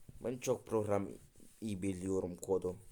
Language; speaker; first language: Turkish; non-native, learner; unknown